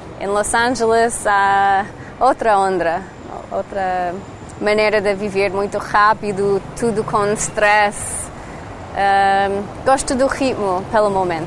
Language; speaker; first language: Portuguese; non-native, learner; English